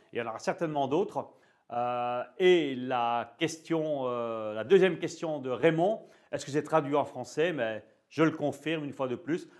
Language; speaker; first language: French; native; French